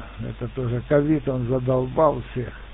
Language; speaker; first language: Russian; native; Russian